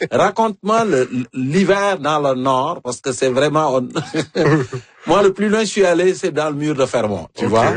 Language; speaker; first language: French; native; French